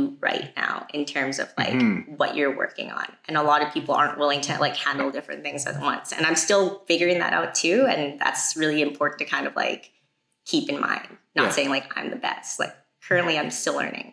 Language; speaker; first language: English; native; English